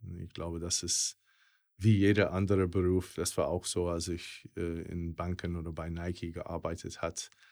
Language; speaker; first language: German; non-native, fluent; English